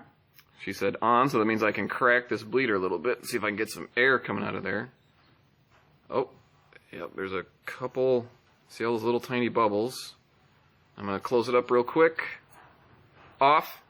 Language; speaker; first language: English; native; English